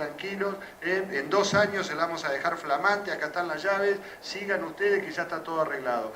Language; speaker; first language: Spanish; native; Spanish